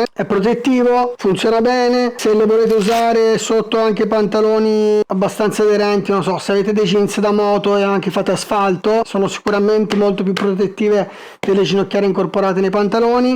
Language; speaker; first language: Italian; native; Italian